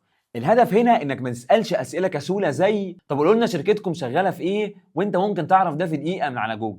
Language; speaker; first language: Arabic; native; Arabic